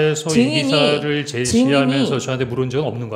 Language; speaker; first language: Korean; native; Korean